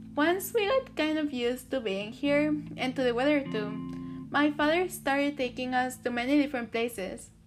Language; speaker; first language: English; early bilingual, other home language; Spanish